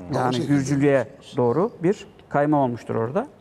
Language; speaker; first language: Turkish; native; Turkish